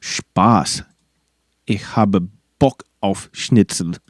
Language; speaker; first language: German; non-native, learner; English